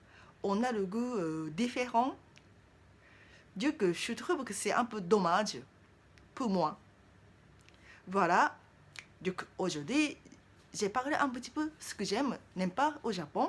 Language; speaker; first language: French; non-native, learner; Japanese